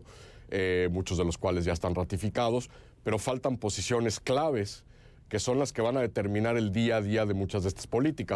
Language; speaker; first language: Spanish; native; Spanish